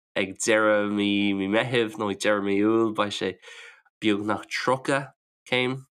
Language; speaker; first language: Irish; non-native, local second language; English